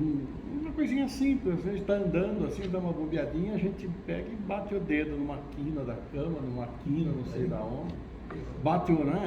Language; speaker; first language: Portuguese; native; Portuguese